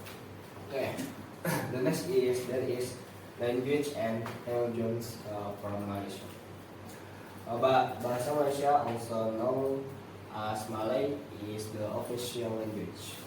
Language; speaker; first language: English; non-native, learner; Indonesian